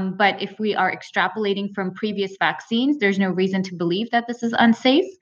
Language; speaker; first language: English; early bilingual, other home language; Punjabi